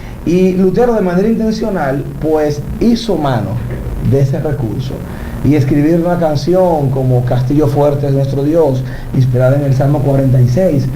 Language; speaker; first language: Spanish; native; Spanish